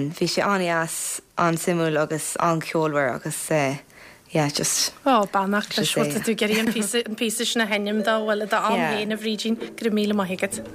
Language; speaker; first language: Irish; non-native, local second language; English